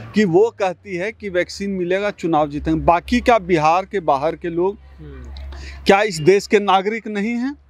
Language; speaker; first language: Hindi; native; Hindi